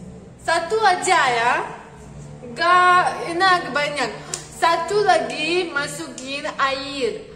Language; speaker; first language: Indonesian; non-native, learner; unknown